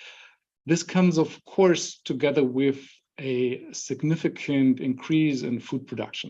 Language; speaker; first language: English; non-native, fluent; German